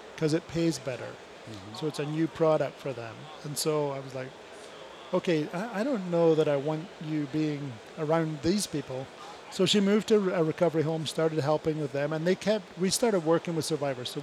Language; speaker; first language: English; native; English